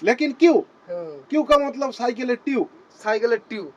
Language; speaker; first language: Hindi; non-native, local second language; Bangla